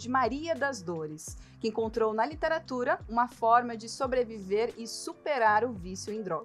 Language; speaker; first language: Portuguese; native; Portuguese